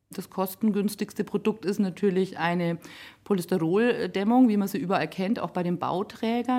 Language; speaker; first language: German; native; German